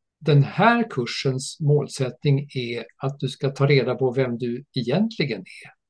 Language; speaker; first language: Swedish; early bilingual, other home language; English